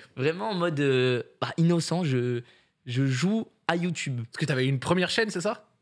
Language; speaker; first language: French; native; French